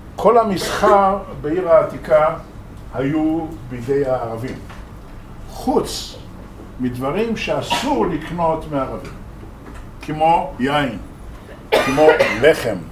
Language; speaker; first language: Hebrew; non-native, local second language; Arabic